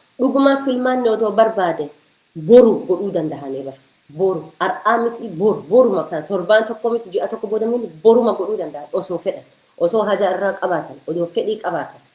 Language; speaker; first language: Oromo; early bilingual, heritage; Oromo